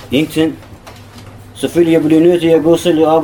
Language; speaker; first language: Danish; non-native, learner; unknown